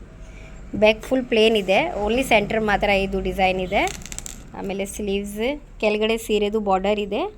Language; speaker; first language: Kannada; non-native, local second language; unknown